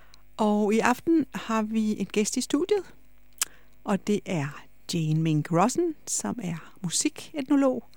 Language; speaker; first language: Danish; native; Danish